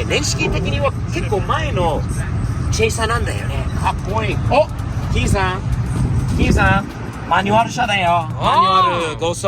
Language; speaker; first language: Japanese; non-native, fluent; English